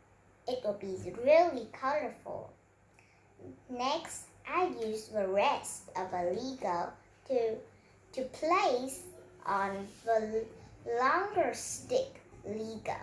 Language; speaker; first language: English; non-native, learner; Vietnamese